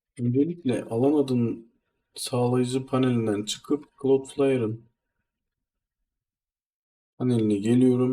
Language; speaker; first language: Turkish; native; Turkish